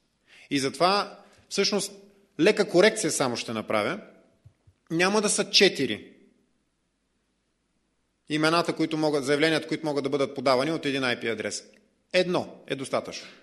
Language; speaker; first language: Bulgarian; native; Bulgarian